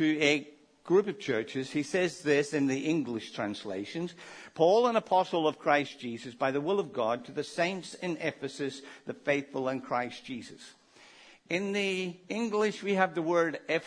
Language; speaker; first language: English; native; English